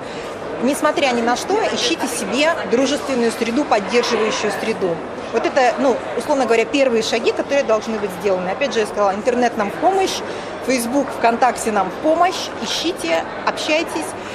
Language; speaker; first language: Russian; native; Russian